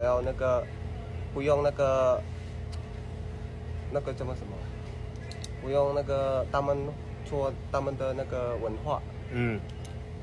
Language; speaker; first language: Chinese; non-native, learner; Indonesian